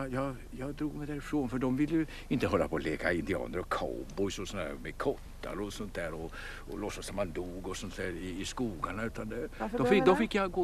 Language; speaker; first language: Swedish; native; Swedish